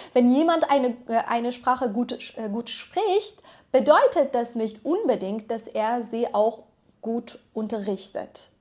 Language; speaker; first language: German; non-native, fluent; Persian